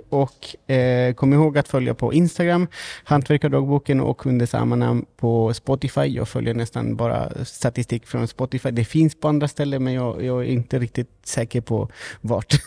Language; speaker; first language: Swedish; native; Swedish